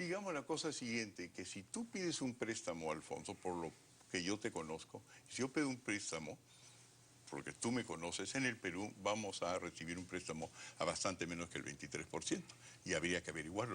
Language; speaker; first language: Spanish; native; Spanish